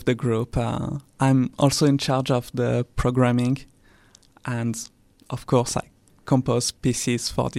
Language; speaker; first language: English; non-native, fluent; French